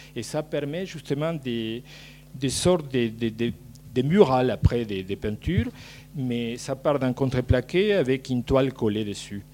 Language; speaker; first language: French; non-native, fluent; Spanish